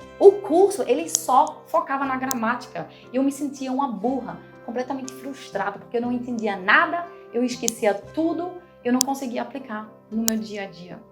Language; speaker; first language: Portuguese; non-native, fluent; German